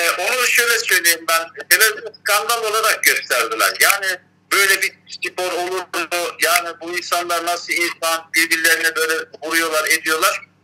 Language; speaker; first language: Turkish; early bilingual, heritage; Turkish